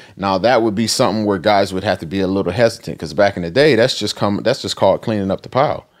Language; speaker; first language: English; native; English